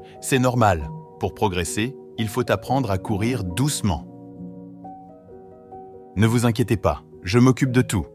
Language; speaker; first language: French; native; French